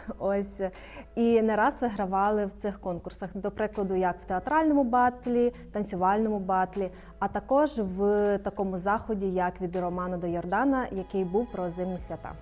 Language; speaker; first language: Ukrainian; native; Ukrainian